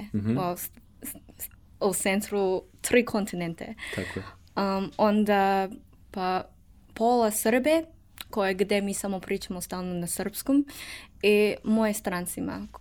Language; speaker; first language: Serbian; non-native, learner; English